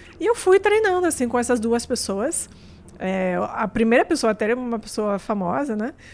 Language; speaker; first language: Portuguese; non-native, fluent; French